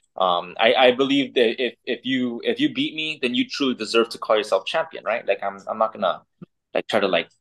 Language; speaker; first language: English; native; English